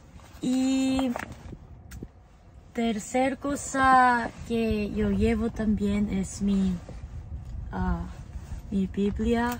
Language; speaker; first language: Spanish; non-native, learner; English